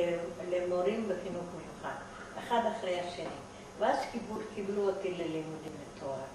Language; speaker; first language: Hebrew; non-native, fluent; German